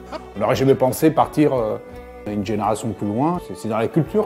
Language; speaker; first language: French; native; French